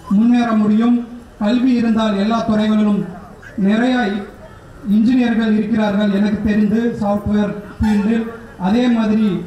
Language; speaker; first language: Tamil; non-native, local second language; Telugu